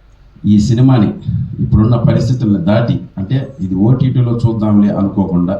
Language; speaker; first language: Telugu; native; Telugu